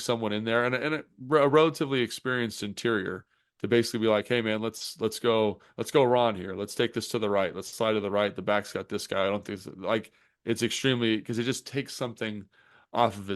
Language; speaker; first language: English; native; English